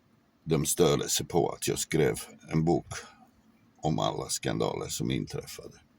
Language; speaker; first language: Swedish; non-native, fluent; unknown